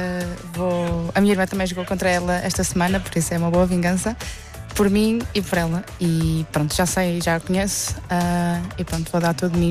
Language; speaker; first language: Portuguese; native; Portuguese